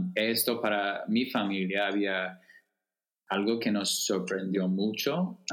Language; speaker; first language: Spanish; non-native, fluent; English